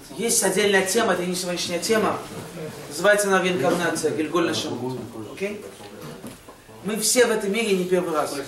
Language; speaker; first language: Russian; early bilingual, heritage; Russian